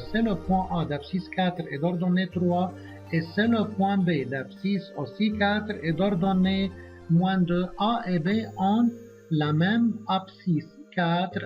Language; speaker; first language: French; non-native, local second language; Arabic